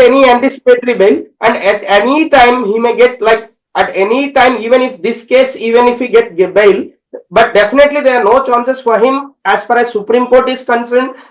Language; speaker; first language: English; non-native, local second language; Telugu